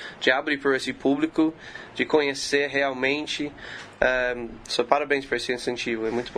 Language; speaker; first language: Portuguese; non-native, learner; English